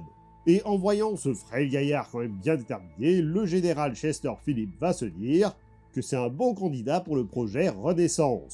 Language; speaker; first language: French; native; French